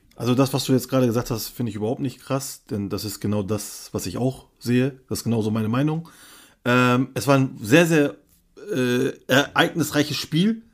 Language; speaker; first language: German; early bilingual, other home language; Turkish